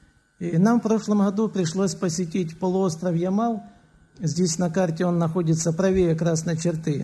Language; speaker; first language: Russian; native; Russian